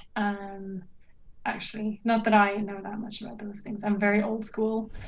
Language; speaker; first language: English; non-native, fluent; Norwegian